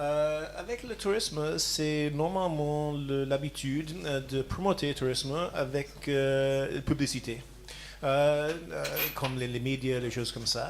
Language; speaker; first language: French; non-native, fluent; English